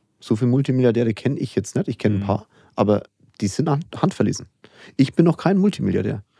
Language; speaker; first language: German; native; German